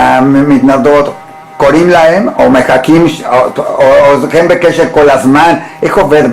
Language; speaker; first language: Hebrew; non-native, learner; Spanish